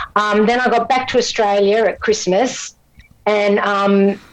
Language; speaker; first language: English; native; English